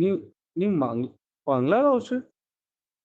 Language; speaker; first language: Chinese; non-native, learner; Urdu